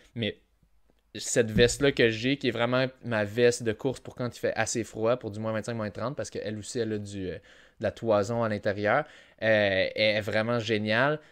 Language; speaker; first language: French; native; French